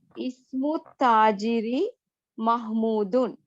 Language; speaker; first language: Arabic; non-native, learner; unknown